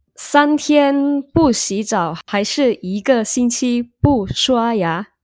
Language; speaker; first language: Chinese; non-native, learner; Indonesian